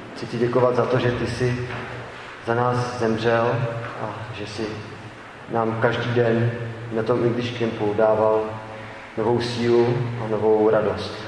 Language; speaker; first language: Czech; native; Czech